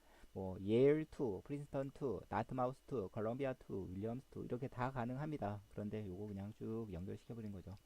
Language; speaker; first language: Korean; native; Korean